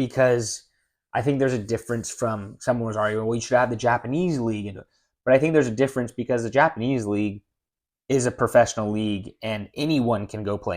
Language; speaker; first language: English; native; English